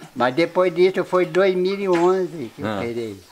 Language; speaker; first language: Portuguese; native; Portuguese